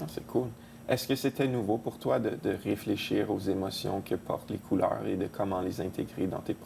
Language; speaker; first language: French; native; French